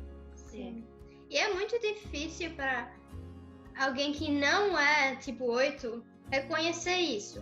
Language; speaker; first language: Portuguese; early bilingual, other home language; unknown